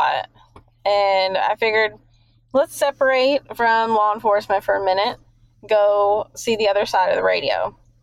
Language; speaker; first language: English; native; English